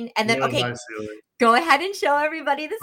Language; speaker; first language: English; native; English